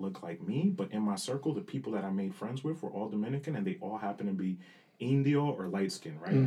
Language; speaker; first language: English; early bilingual, other home language; Spanish